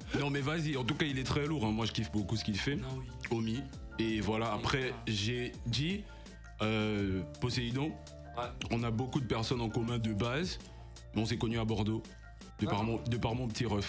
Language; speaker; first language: French; native; French